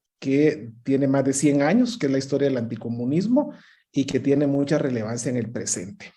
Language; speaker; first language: Spanish; native; Spanish